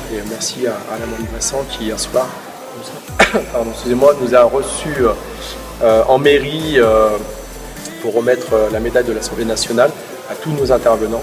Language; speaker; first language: French; native; French